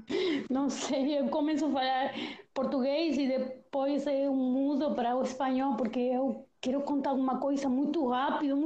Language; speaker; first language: Portuguese; non-native, learner; Spanish